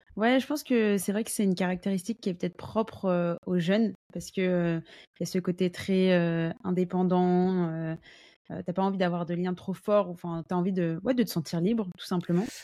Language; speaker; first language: French; native; French